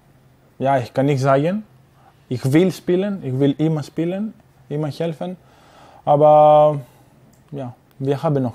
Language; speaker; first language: German; non-native, learner; Greek